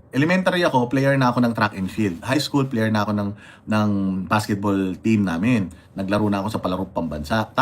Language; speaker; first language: Filipino; non-native, local second language; Iloko